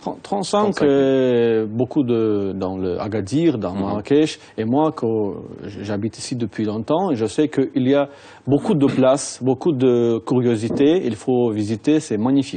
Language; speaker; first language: French; non-native, fluent; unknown